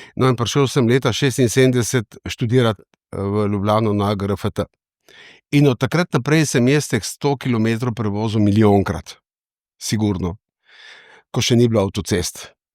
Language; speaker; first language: Slovenian; native; Slovenian